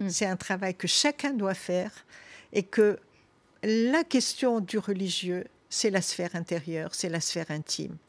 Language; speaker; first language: French; non-native, local second language; Arabic